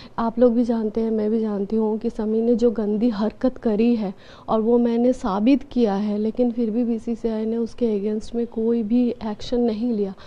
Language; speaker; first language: Hindi; non-native, local second language; Bangla